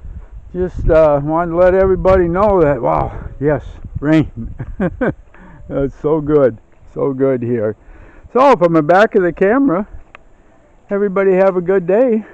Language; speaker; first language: English; native; English